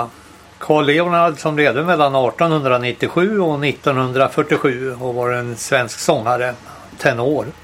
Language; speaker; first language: Swedish; native; Swedish